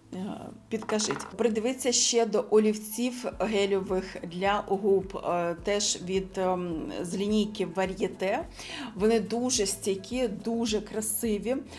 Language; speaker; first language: Ukrainian; non-native, local second language; Russian